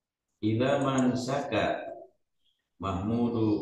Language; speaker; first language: Arabic; non-native, learner; Indonesian